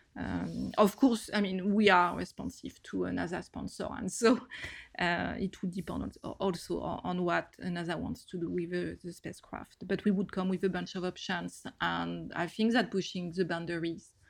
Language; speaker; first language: English; non-native, fluent; French